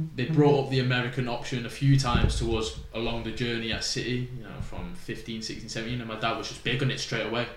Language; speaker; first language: English; native; English